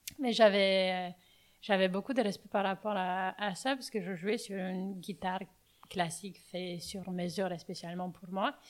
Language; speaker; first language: French; non-native, fluent; Romanian